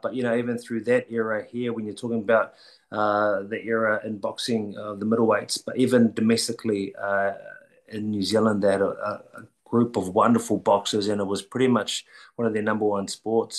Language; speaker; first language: English; native; English